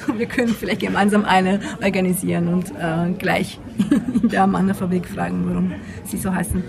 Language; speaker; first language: German; non-native, fluent; Italian